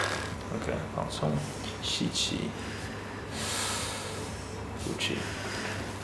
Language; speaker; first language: Chinese; non-native, learner; English